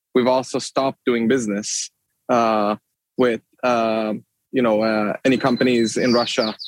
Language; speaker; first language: English; non-native, fluent; Swedish